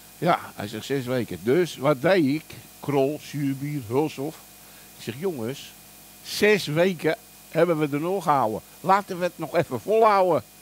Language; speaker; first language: Dutch; early bilingual, other home language; German